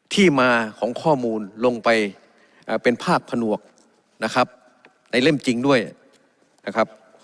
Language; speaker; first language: Thai; native; Thai